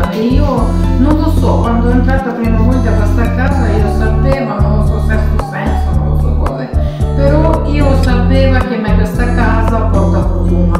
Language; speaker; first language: Italian; non-native, learner; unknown